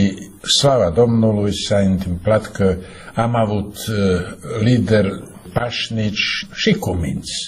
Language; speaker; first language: Romanian; non-native, fluent; Slovak